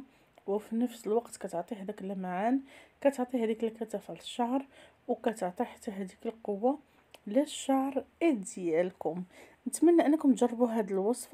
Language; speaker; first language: Arabic; native; Arabic